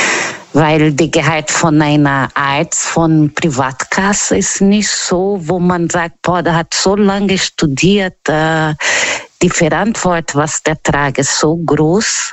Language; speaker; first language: German; non-native, learner; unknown